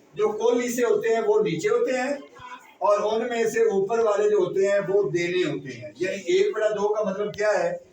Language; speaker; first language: Urdu; non-native, local second language; Punjabi